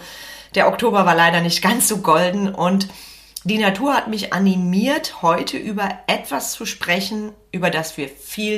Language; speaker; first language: German; native; German